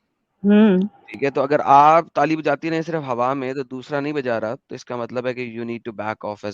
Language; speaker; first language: Hindi; native; Hindi